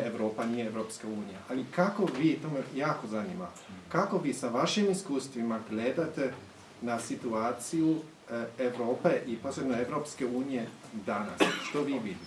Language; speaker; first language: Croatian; early bilingual, heritage; Croatian